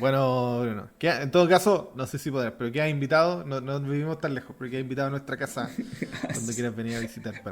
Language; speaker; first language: Spanish; native; Spanish